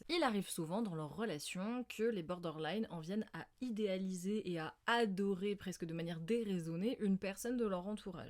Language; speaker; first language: French; native; French